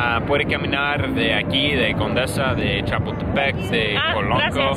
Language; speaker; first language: Spanish; non-native, learner; English